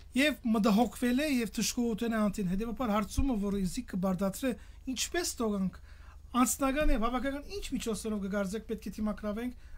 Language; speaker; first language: Armenian; early bilingual, heritage; Armenian